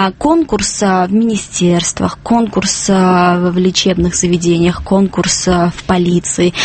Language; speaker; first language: Russian; non-native, local second language; Georgian